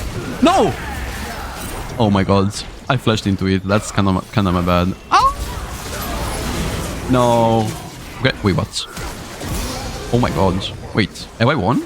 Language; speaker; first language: English; non-native, fluent; Italian